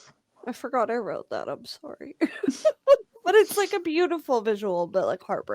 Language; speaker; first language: English; native; English